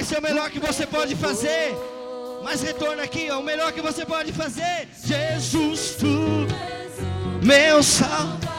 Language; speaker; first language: Portuguese; native; Portuguese